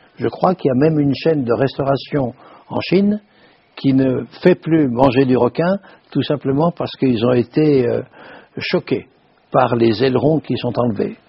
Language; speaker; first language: French; native; French